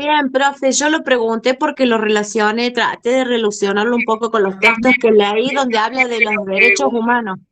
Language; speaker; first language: Spanish; native; Spanish